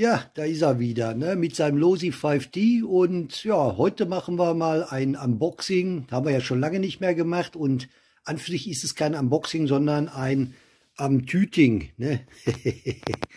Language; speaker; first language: German; native; German